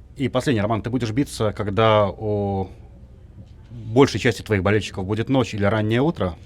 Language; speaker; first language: Russian; native; Russian